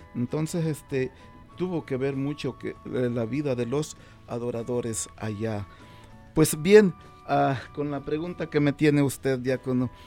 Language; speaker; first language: Spanish; native; Spanish